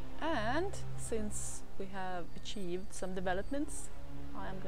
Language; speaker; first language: English; non-native, fluent; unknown